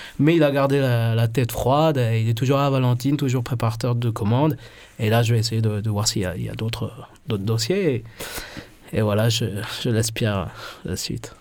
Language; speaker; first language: French; non-native, fluent; Spanish